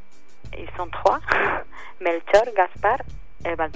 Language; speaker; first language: French; non-native, fluent; Spanish